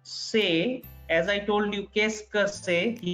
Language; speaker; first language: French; non-native, fluent; Bangla